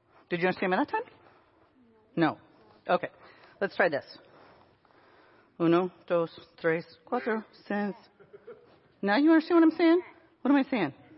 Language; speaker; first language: English; native; English